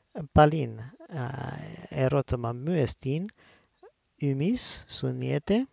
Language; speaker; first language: Greek; non-native, learner; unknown